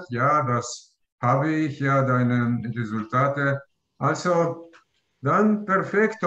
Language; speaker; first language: German; non-native, learner; Russian